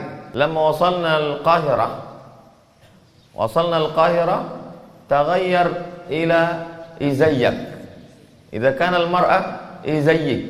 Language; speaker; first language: Arabic; non-native, fluent; Indonesian